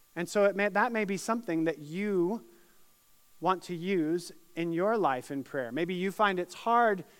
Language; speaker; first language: English; native; English